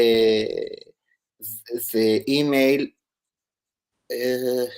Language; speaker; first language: English; non-native, learner; Italian